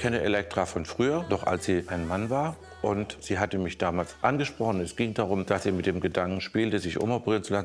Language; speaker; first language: German; native; German